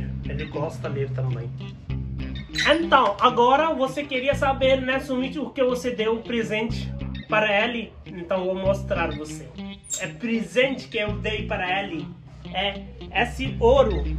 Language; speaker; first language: Portuguese; non-native, learner; Hindi